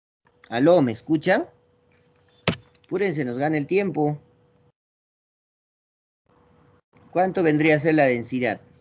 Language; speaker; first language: Spanish; native; Spanish